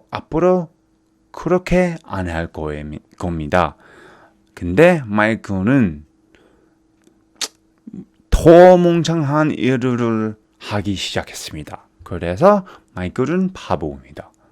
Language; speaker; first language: Korean; non-native, fluent; English